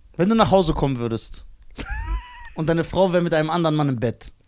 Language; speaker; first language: German; native; German